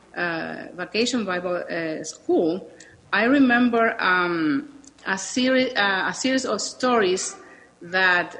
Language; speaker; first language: English; non-native, learner; Spanish